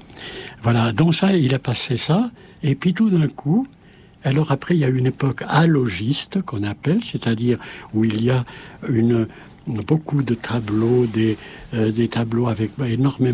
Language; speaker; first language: French; native; French